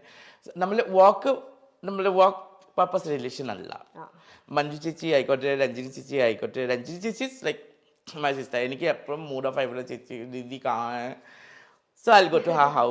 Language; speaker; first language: Malayalam; non-native, fluent; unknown